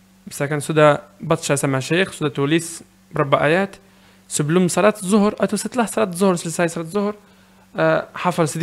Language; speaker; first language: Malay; non-native, learner; Arabic